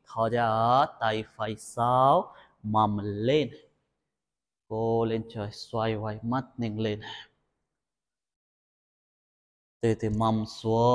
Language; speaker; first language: Vietnamese; non-native, learner; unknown